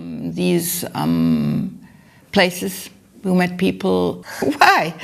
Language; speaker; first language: English; non-native, learner; German